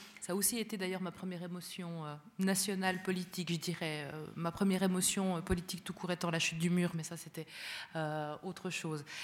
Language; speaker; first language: French; early bilingual, other home language; Spanish